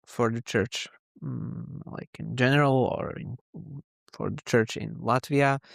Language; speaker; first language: English; non-native, learner; Slovak